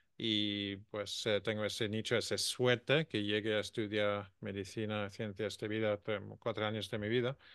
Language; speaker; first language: Spanish; non-native, fluent; English